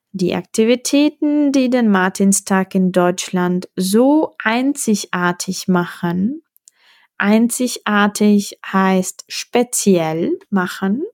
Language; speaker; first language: German; non-native, fluent; Czech